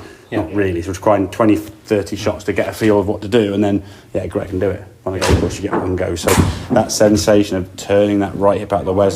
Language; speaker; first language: English; native; English